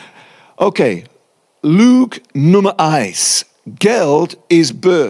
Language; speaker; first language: German; non-native, fluent; English